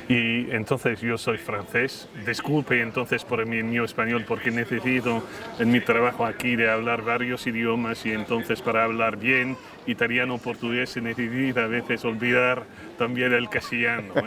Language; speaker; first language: Spanish; non-native, fluent; French